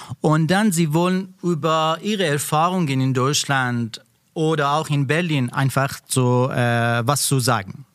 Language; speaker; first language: German; non-native, learner; Persian